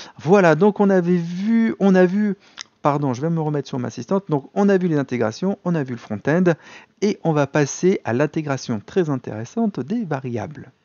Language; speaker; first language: French; native; French